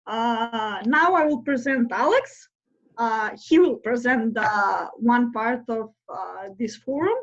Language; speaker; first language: English; non-native, fluent; Macedonian